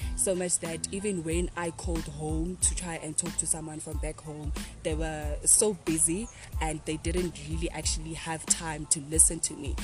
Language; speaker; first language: English; non-native, local second language; Xhosa